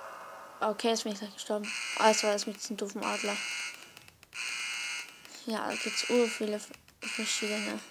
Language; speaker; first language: German; native; German